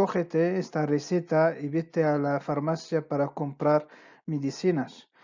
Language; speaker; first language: Spanish; non-native, fluent; Arabic